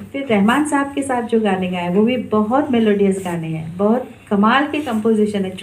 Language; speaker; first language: Hindi; non-native, local second language; Marathi